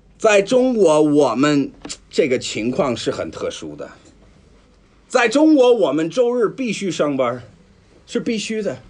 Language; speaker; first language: Chinese; non-native, fluent; English